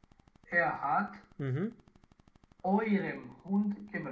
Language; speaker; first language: German; non-native, learner; Romanian